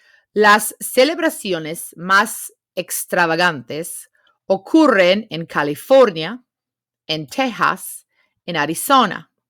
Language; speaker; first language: Spanish; non-native, fluent; English